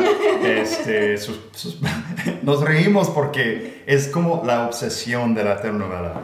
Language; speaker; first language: Spanish; non-native, fluent; English